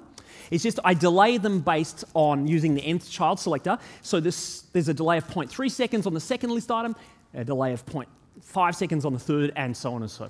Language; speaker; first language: English; native; English